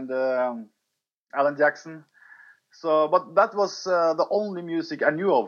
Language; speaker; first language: English; non-native, fluent; Norwegian